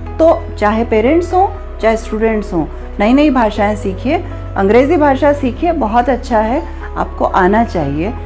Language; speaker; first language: Hindi; native; Hindi